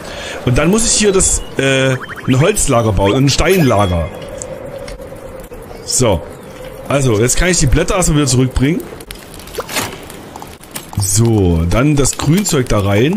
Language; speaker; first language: German; native; German